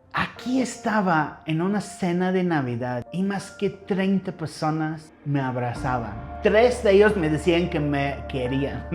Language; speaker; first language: Spanish; non-native, fluent; English